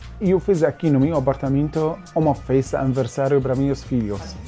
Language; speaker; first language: Portuguese; non-native, learner; Arabic